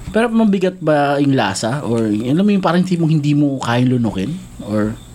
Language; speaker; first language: Filipino; native; Filipino